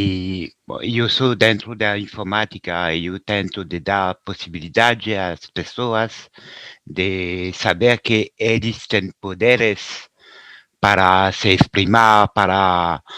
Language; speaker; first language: Spanish; non-native, learner; Portuguese